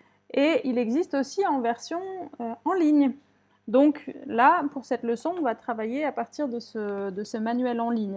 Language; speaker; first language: French; native; French